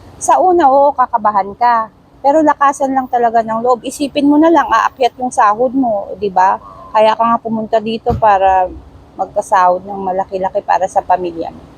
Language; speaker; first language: Filipino; non-native, local second language; Iloko